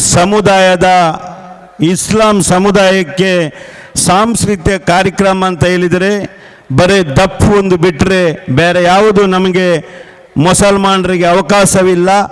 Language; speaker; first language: Kannada; non-native, local second language; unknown